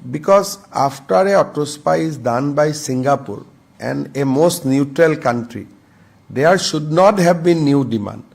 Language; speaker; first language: English; non-native, local second language; Assamese